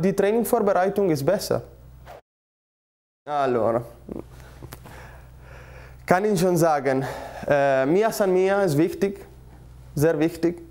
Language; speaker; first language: German; non-native, learner; Italian